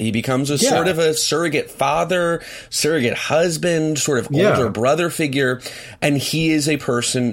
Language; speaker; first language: English; native; English